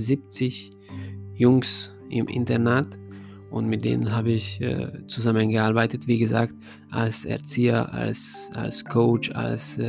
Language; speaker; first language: German; non-native, fluent; Hungarian